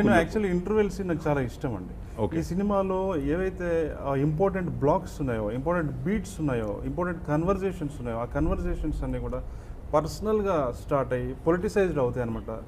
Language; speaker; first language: Telugu; native; Telugu